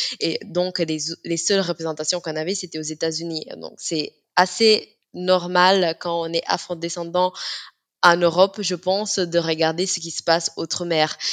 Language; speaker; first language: French; non-native, fluent; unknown